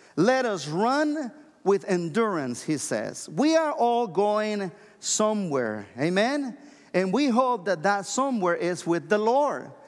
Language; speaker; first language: English; non-native, fluent; Spanish